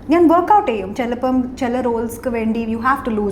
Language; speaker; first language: Malayalam; early bilingual, heritage; English